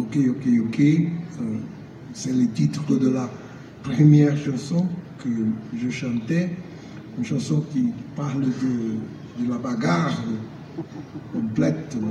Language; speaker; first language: French; non-native, learner; Portuguese